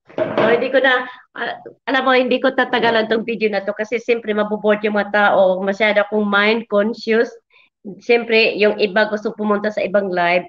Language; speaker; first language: Filipino; non-native, local second language; Cebuano